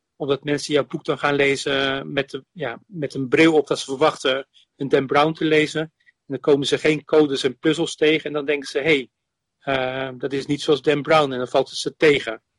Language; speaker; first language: Dutch; native; Dutch